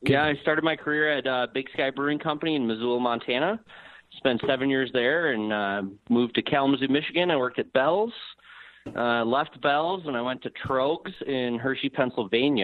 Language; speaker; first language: English; native; English